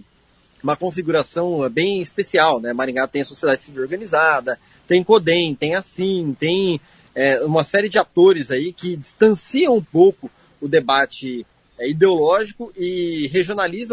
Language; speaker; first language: Portuguese; native; Portuguese